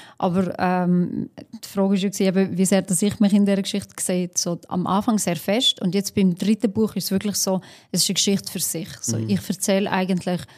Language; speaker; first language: German; early bilingual, other home language; Albanian